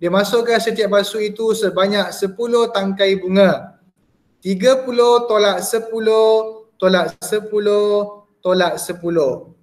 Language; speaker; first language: Malay; native; Malay